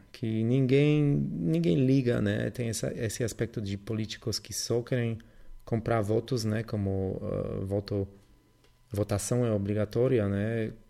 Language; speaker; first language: Portuguese; non-native, fluent; Polish